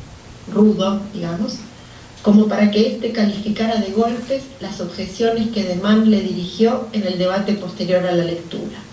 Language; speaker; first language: Spanish; native; Spanish